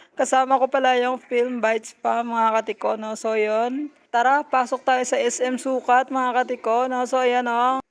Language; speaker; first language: Filipino; non-native, local second language; Hiligaynon